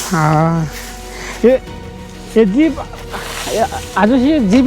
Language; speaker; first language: Korean; non-native, learner; Bangla